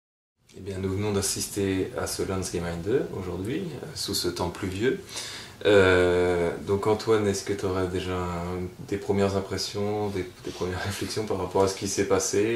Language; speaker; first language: French; native; French